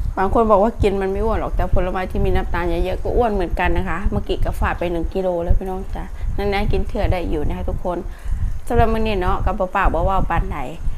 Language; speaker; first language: Thai; native; Thai